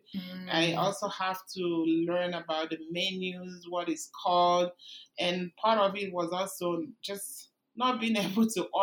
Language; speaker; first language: English; non-native, local second language; Igbo